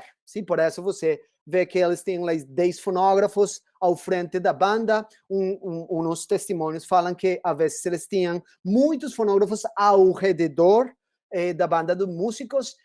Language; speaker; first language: Portuguese; non-native, fluent; Spanish